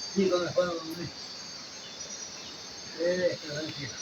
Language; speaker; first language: Spanish; non-native, local second language; Quechua